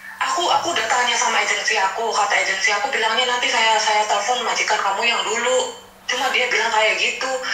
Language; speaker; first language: Indonesian; non-native, local second language; Javanese